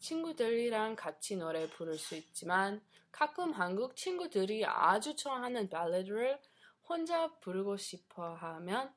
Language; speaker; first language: Korean; non-native, learner; English